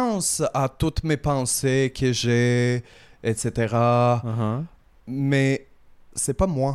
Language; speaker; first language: French; native; French